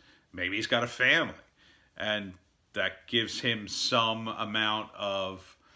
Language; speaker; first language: English; native; English